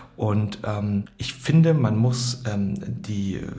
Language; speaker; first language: German; native; German